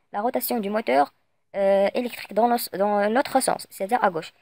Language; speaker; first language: French; non-native, local second language; Arabic